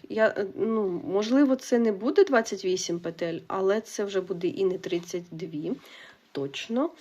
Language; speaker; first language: Ukrainian; non-native, local second language; Russian